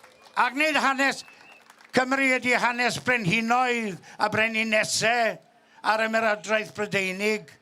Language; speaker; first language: Welsh; native; Welsh